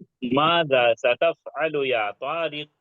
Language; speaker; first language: Arabic; non-native, fluent; Urdu